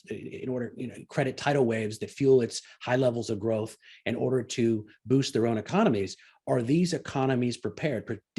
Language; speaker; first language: English; native; English